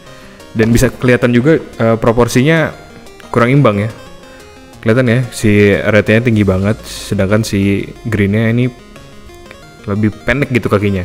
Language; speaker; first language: Indonesian; native; Indonesian